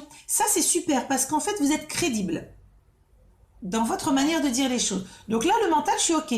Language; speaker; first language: French; native; French